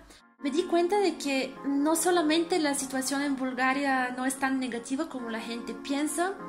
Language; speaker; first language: Spanish; non-native, fluent; Bulgarian